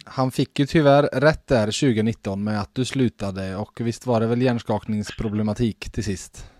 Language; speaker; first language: Swedish; native; Swedish